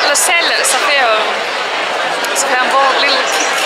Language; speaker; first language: French; non-native, fluent; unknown